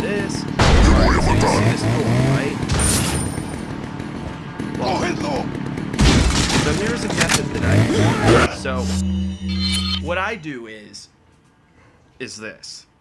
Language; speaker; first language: English; native; English